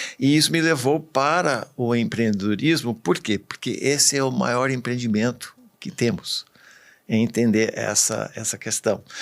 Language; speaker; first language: Portuguese; early bilingual, other home language; English